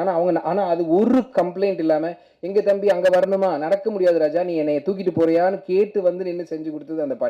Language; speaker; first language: Tamil; native; Tamil